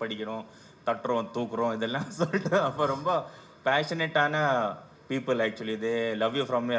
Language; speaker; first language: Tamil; non-native, local second language; Malayalam